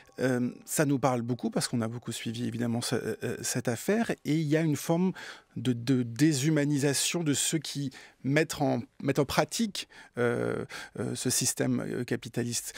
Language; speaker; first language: French; native; French